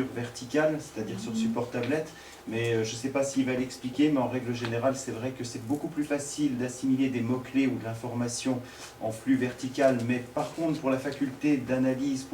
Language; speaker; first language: French; native; French